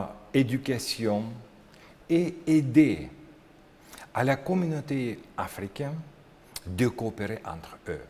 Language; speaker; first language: French; non-native, learner; Russian